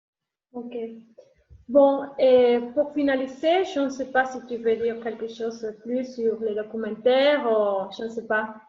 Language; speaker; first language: French; non-native, learner; Spanish